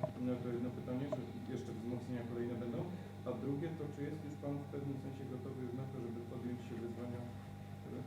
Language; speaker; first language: Polish; native; Polish